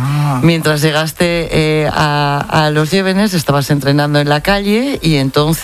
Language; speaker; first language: Spanish; native; Spanish